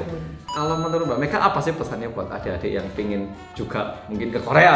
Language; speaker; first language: Indonesian; native; Indonesian